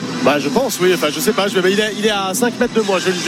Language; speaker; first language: French; native; French